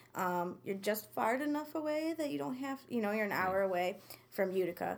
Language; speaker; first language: English; native; English